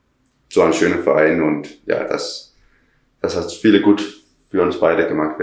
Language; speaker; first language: German; non-native, learner; Danish